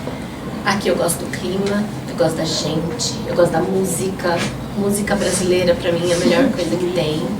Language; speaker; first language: Portuguese; early bilingual, other home language; Spanish